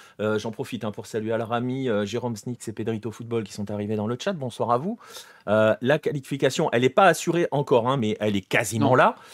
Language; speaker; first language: French; native; French